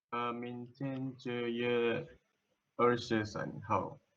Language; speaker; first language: Chinese; non-native, learner; Malay